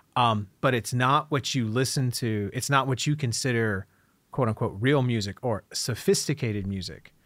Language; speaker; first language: English; native; English